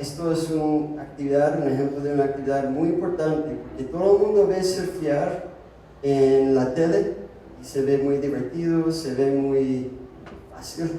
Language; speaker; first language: Spanish; non-native, fluent; English